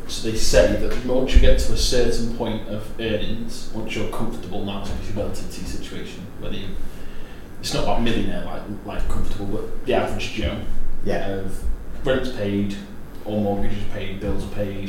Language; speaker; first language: English; native; English